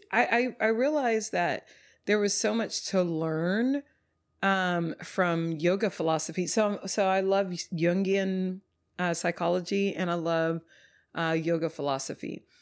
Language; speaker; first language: English; native; English